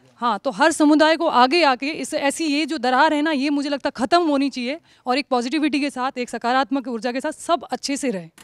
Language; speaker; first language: Hindi; native; Hindi